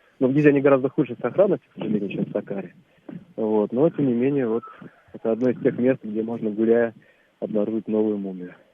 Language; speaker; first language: Russian; native; Russian